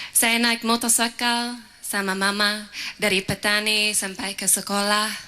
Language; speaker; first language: Malay; non-native, fluent; English